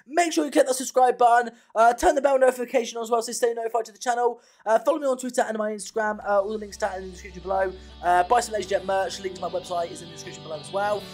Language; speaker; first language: English; native; English